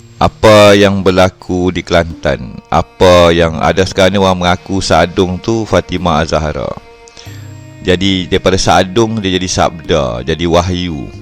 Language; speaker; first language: Malay; native; Malay